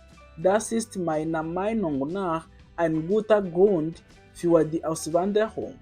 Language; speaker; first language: German; non-native, fluent; Kinyarwanda